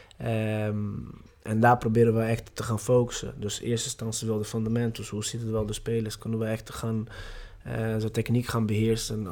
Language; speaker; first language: Dutch; non-native, fluent; Portuguese